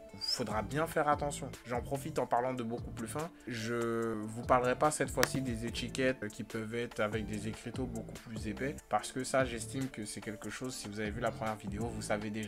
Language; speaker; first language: French; native; French